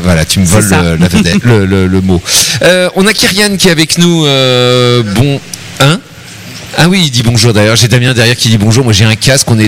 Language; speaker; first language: French; native; French